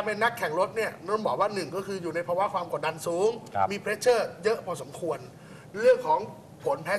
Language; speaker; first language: Thai; native; Thai